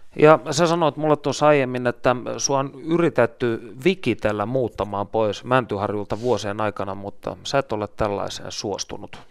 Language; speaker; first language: Finnish; native; Finnish